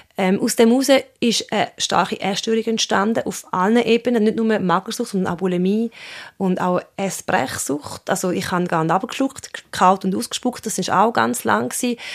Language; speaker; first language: German; early bilingual, other home language; Swiss German